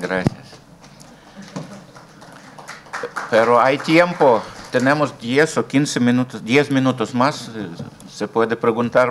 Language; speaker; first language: Spanish; non-native, fluent; Russian